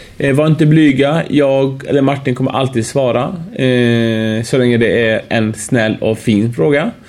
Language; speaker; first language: Swedish; early bilingual, other home language; Persian